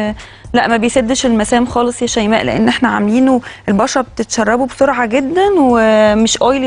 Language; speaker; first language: Arabic; native; Arabic